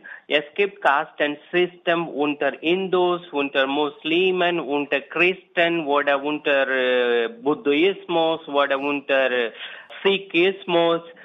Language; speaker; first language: German; non-native, learner; Tamil